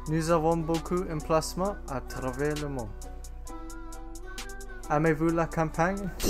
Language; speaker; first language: French; non-native, learner; English